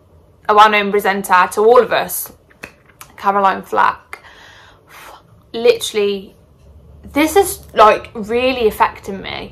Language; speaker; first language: English; native; English